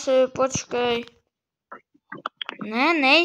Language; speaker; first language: Czech; early bilingual, other home language; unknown